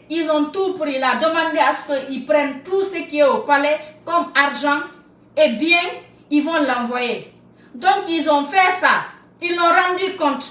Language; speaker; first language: French; non-native, local second language; Susu